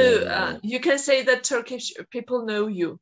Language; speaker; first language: English; non-native, fluent; Georgian